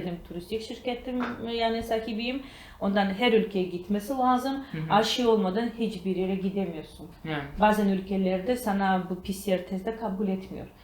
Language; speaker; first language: Turkish; non-native, learner; Georgian